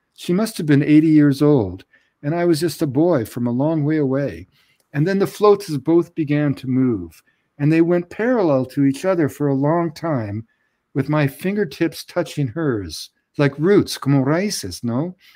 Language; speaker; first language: English; native; English